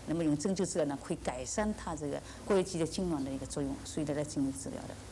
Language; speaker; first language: Chinese; native; Chinese